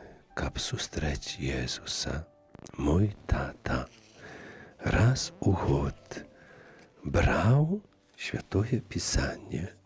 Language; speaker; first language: Belarusian; native; Belarusian